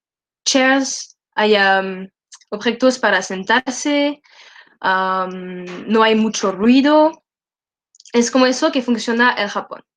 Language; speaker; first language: Spanish; non-native, learner; French